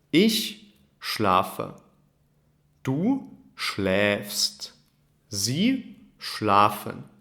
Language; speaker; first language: German; non-native, fluent; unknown